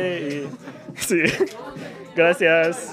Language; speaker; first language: Spanish; non-native, learner; Arabic